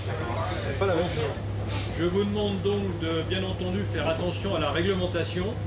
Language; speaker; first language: French; native; French